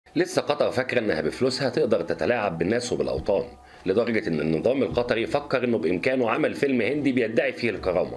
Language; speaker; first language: Arabic; native; Arabic